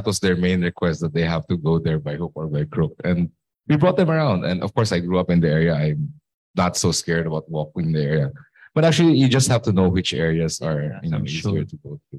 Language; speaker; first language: English; non-native, local second language; Filipino